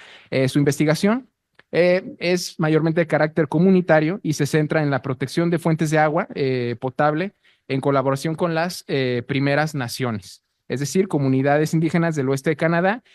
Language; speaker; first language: Spanish; native; Spanish